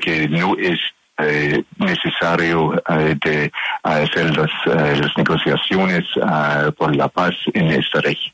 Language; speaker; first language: Spanish; non-native, learner; English